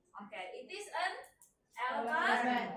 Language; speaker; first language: English; non-native, learner; Indonesian